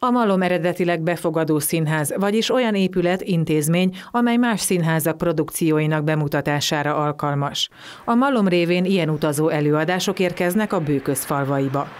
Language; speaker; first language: Hungarian; native; Hungarian